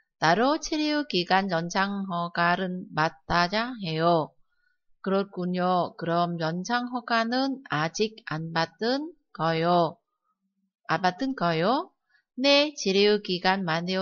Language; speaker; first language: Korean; non-native, fluent; Vietnamese